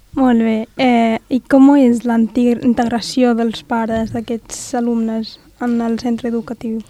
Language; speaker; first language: Catalan; non-native, fluent; Arabic